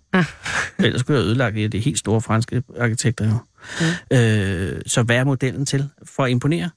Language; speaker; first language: Danish; native; Danish